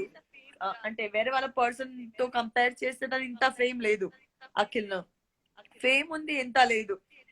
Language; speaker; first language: Telugu; non-native, learner; Gujarati